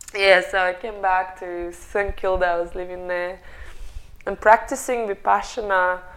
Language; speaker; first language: English; non-native, fluent; Russian